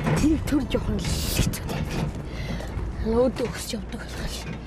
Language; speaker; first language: Korean; non-native, learner; Mongolian